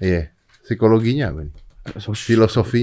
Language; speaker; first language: Indonesian; native; Indonesian